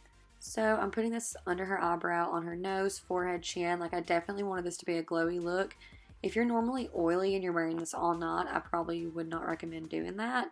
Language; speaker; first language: English; native; English